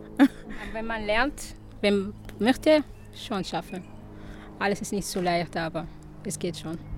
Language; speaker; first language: German; non-native, learner; Arabic